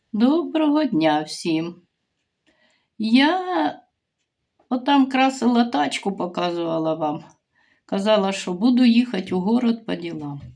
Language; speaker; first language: Ukrainian; native; Ukrainian